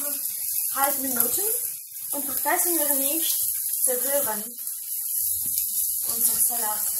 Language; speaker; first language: German; non-native, learner; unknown